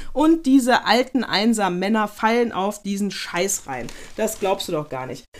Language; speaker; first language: German; native; German